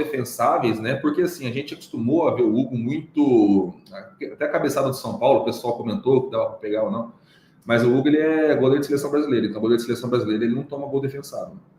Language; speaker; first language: Portuguese; native; Portuguese